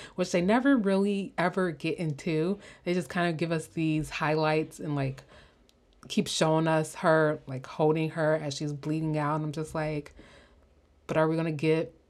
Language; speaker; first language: English; native; English